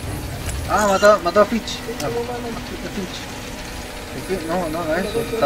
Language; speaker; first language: Spanish; native; Spanish